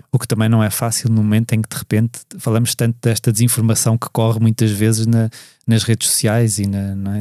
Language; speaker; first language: Portuguese; native; Portuguese